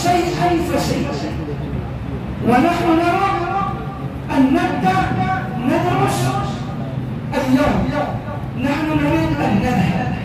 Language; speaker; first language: Arabic; non-native, fluent; Urdu